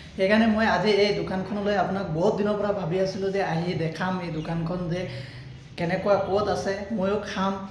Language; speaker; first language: Assamese; non-native, local second language; Nepali